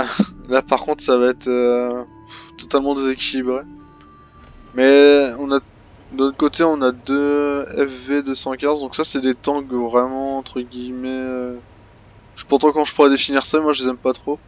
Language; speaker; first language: French; native; French